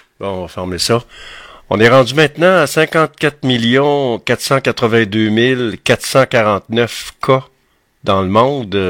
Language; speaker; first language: French; native; French